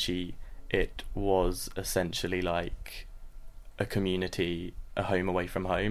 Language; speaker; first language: English; native; English